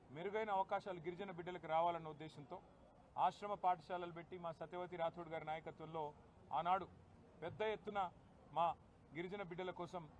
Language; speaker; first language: Telugu; non-native, local second language; Lambadi